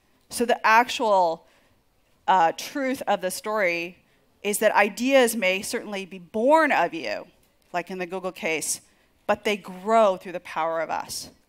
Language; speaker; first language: English; native; English